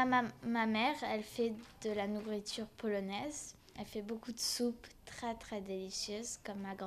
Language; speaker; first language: French; early bilingual, other home language; Polish